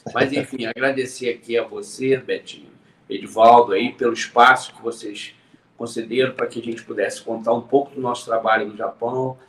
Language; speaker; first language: Portuguese; native; Portuguese